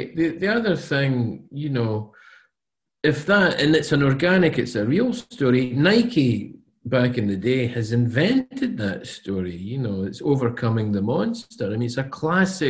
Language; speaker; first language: English; native; English